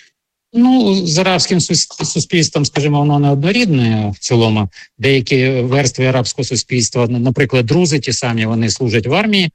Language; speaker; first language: Ukrainian; native; Ukrainian